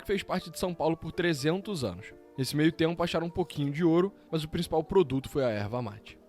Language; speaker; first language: Portuguese; native; Portuguese